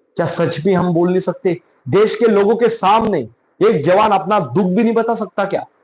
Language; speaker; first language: Hindi; non-native, local second language; Marathi